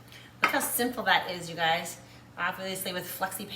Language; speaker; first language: English; native; English